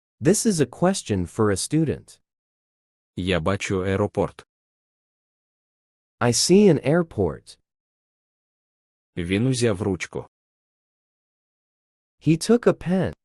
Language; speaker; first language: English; non-native, fluent; Ukrainian